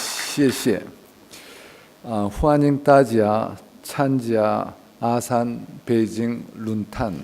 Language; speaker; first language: Chinese; non-native, learner; Korean